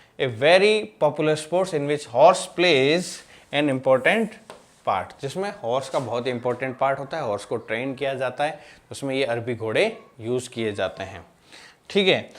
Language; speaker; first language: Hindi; non-native, local second language; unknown